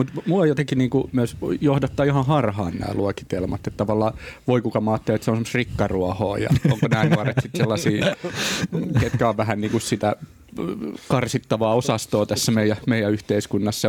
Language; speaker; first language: Finnish; native; Finnish